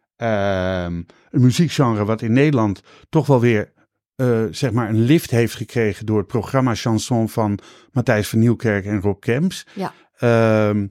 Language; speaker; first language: Dutch; native; Dutch